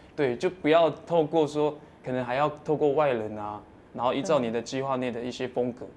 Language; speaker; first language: Chinese; native; Chinese